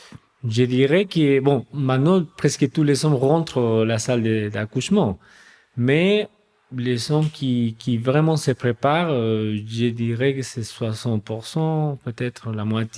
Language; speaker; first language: French; non-native, fluent; Spanish